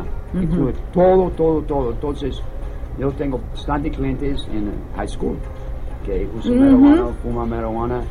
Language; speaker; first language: Spanish; non-native, learner; English